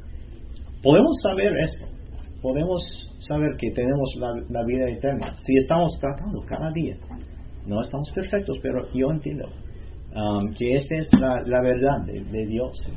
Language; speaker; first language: Spanish; non-native, learner; English